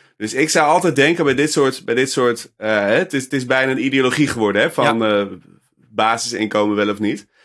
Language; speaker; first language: Dutch; native; Dutch